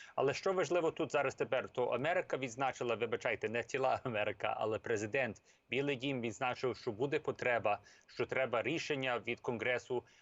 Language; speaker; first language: Ukrainian; early bilingual, heritage; Ukrainian